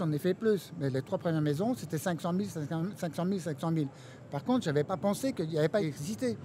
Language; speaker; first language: French; native; French